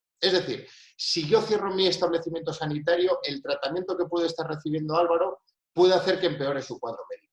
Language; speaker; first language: Spanish; native; Spanish